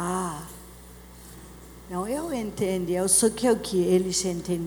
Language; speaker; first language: Portuguese; non-native, learner; English